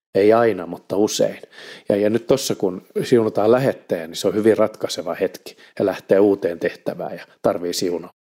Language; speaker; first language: Finnish; native; Finnish